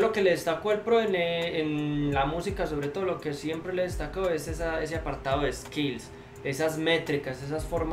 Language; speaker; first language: Spanish; native; Spanish